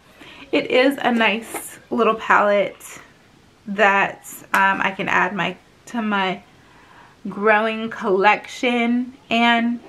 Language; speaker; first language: English; native; English